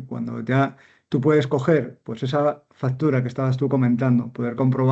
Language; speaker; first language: Spanish; native; Spanish